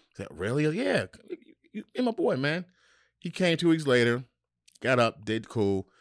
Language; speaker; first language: English; native; English